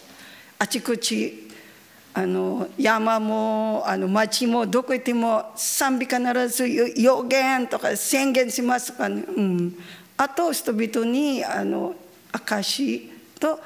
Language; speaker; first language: Japanese; non-native, learner; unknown